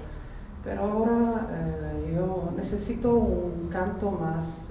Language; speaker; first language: Spanish; non-native, fluent; Italian